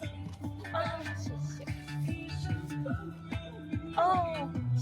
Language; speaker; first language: Chinese; non-native, learner; Japanese